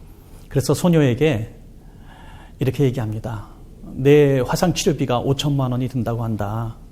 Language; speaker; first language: Korean; native; Korean